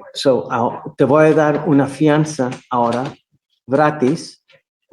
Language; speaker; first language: Spanish; non-native, fluent; English